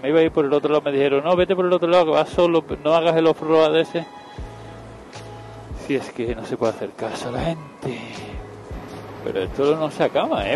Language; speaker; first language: Spanish; native; Spanish